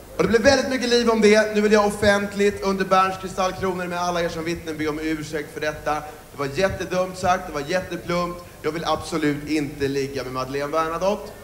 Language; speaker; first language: Swedish; native; Swedish